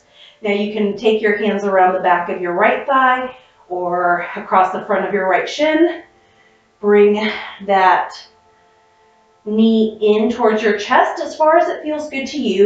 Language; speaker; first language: English; native; English